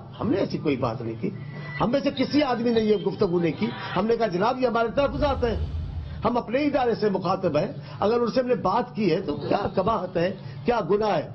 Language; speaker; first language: Urdu; non-native, local second language; Sindhi